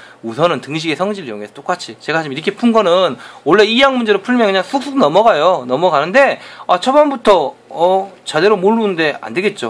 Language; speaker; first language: Korean; native; Korean